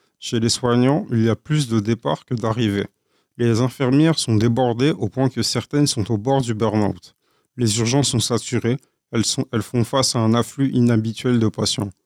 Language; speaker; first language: French; native; French